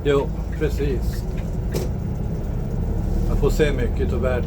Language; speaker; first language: Swedish; non-native, fluent; English